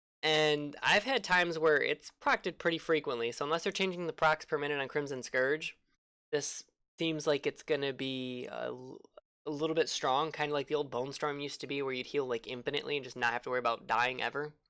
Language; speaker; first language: English; native; English